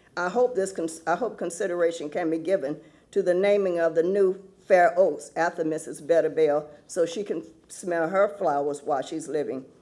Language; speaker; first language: English; native; English